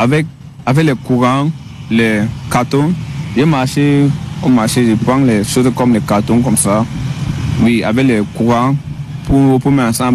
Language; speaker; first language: French; non-native, learner; English